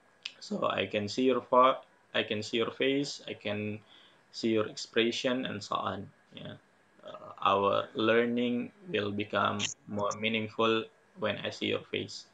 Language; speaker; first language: English; non-native, fluent; Indonesian